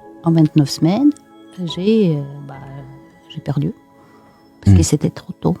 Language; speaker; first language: French; non-native, fluent; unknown